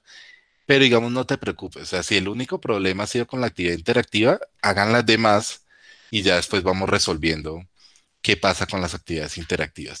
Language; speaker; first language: Spanish; native; Spanish